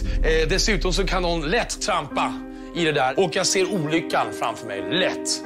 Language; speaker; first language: Swedish; native; Swedish